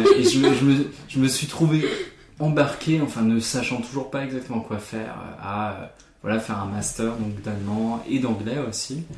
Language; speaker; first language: French; non-native, fluent; German